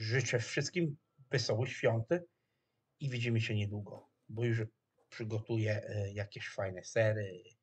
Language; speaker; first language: Polish; non-native, fluent; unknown